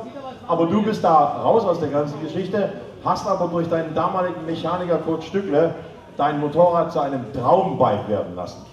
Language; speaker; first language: German; native; German